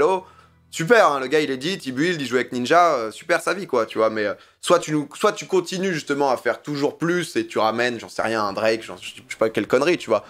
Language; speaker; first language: French; native; French